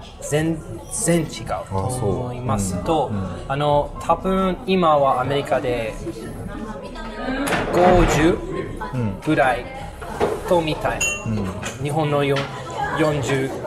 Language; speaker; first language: Japanese; non-native, learner; English